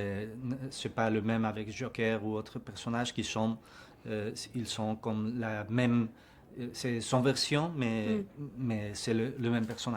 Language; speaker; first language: French; non-native, learner; Spanish